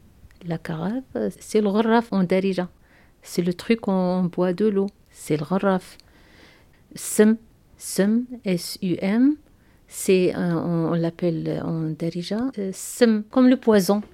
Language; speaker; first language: French; non-native, learner; Arabic